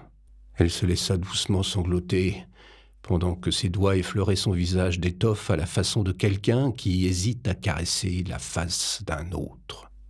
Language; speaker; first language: French; native; French